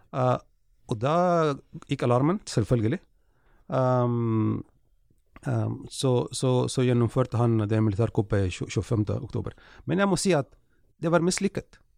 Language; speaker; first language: Norwegian; non-native, fluent; Arabic